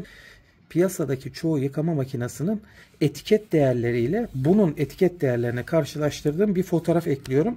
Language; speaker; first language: Turkish; native; Turkish